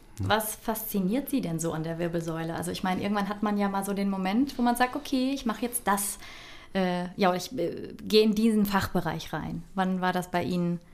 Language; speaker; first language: German; native; German